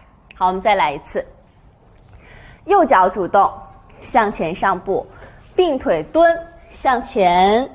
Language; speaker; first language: Chinese; native; Chinese